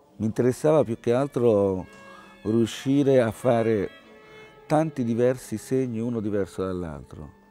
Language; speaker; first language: Italian; native; Italian